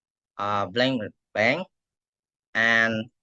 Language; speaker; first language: English; non-native, fluent; Indonesian